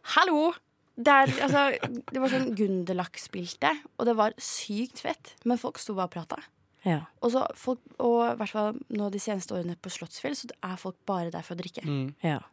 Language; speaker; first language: Norwegian; native; Norwegian